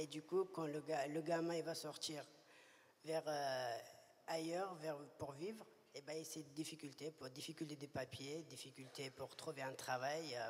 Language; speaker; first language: French; early bilingual, other home language; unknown